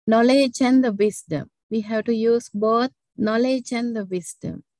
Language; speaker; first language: English; non-native, local second language; Sinhala